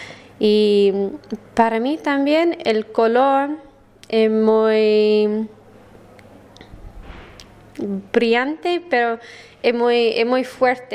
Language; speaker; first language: Spanish; non-native, learner; English